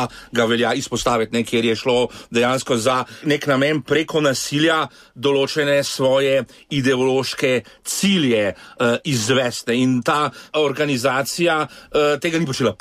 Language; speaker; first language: Slovenian; native; Slovenian